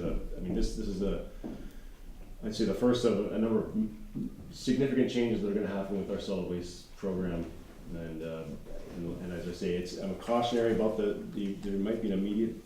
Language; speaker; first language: English; native; English